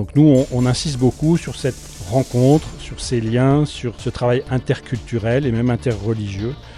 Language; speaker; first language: French; native; French